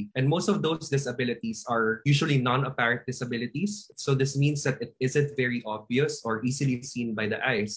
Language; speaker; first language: English; non-native, local second language; Hiligaynon